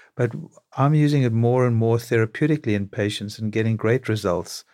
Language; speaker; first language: English; native; English